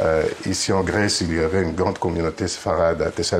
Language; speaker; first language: French; non-native, fluent; Greek